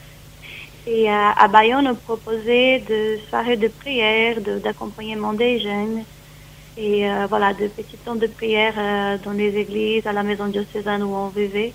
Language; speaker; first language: French; non-native, fluent; Portuguese